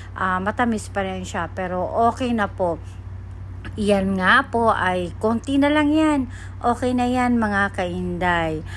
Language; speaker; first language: Filipino; non-native, local second language; Cebuano